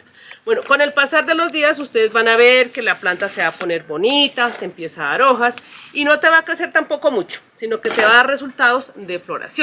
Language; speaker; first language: Spanish; native; Spanish